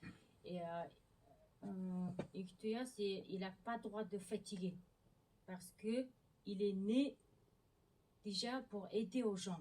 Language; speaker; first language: French; non-native, learner; Mongolian